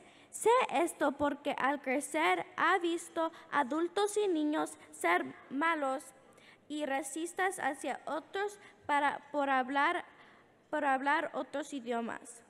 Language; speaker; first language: Spanish; early bilingual, heritage; English